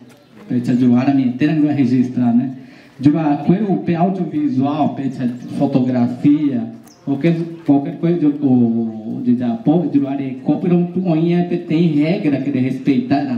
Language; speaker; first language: Portuguese; non-native, local second language; Guarani